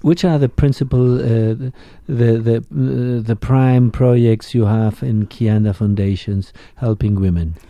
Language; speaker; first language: English; non-native, fluent; Spanish